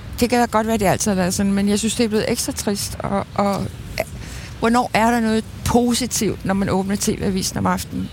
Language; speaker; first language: Danish; native; Danish